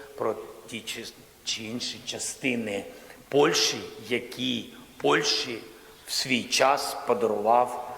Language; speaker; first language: Ukrainian; non-native, local second language; Russian